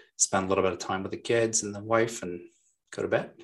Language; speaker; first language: English; non-native, fluent; Arabic